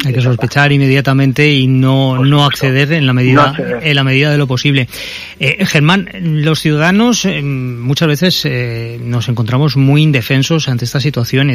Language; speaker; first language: Spanish; native; Spanish